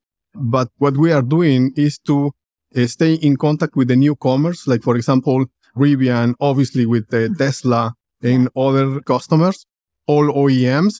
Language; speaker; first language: English; non-native, fluent; Spanish